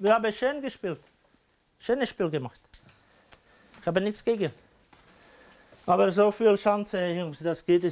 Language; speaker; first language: German; non-native, learner; Dutch